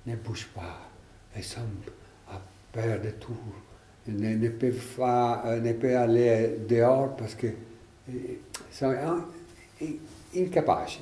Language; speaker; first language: French; non-native, learner; Italian